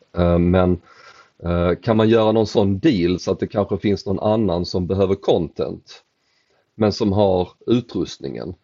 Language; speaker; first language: Swedish; native; Swedish